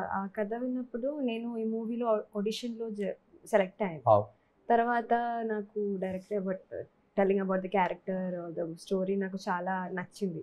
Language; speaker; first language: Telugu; non-native, learner; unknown